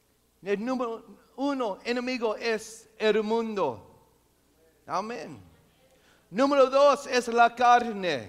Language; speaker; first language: Spanish; non-native, local second language; English